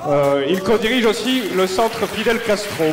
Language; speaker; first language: French; native; French